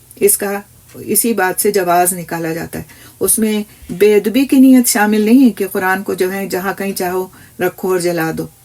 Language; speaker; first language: Urdu; native; Urdu